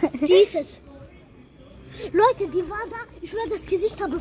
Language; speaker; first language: German; early bilingual, other home language; Croatian